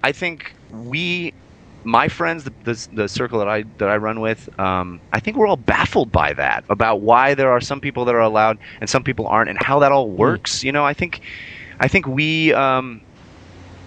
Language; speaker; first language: English; native; English